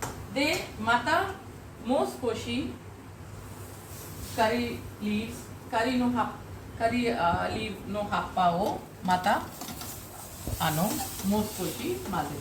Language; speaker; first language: Japanese; non-native, fluent; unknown